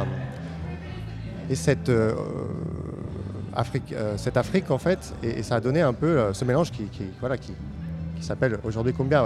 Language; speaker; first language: French; native; French